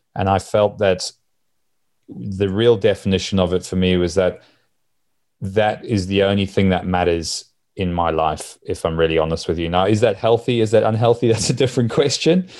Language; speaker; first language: English; native; English